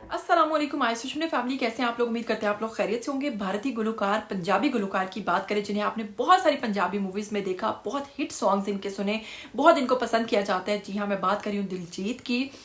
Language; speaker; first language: Urdu; native; Urdu